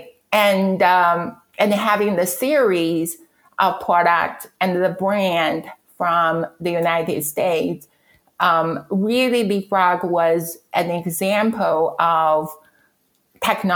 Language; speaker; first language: English; non-native, fluent; Chinese